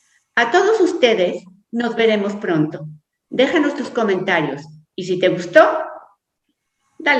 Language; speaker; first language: Spanish; native; Spanish